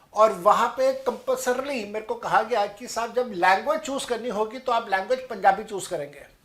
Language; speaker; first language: Hindi; non-native, local second language; Punjabi